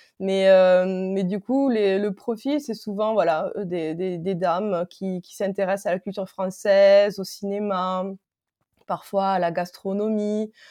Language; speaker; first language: French; native; French